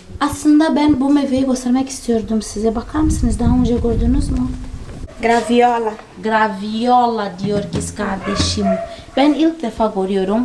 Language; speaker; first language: Turkish; non-native, fluent; Portuguese